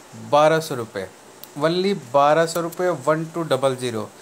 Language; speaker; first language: Hindi; native; Hindi